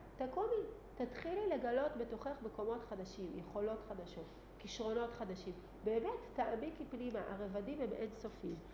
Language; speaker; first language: Hebrew; native; Hebrew